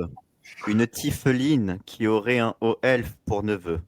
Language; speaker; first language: French; native; French